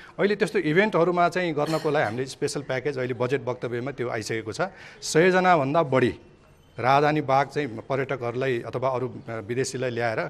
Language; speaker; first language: Nepali; native; Nepali